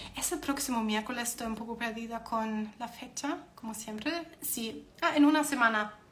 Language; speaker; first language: Spanish; non-native, fluent; German